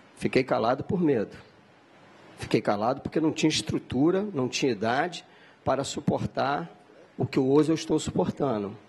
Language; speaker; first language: Portuguese; native; Portuguese